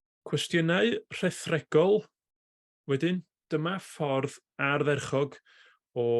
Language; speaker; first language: Welsh; native; Welsh